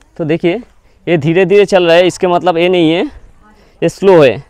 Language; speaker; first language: Hindi; non-native, local second language; Bangla